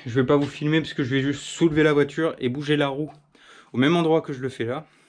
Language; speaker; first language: French; native; French